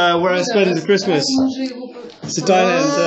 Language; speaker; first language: English; non-native, learner; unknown